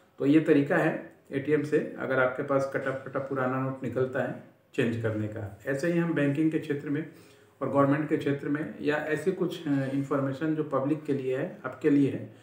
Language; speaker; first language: Hindi; native; Hindi